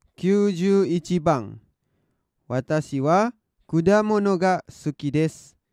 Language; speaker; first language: Japanese; non-native, fluent; Indonesian